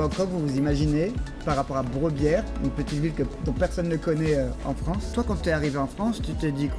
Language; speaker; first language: French; native; French